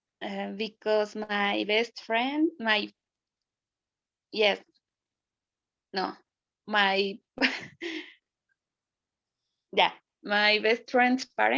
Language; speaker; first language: English; non-native, learner; Spanish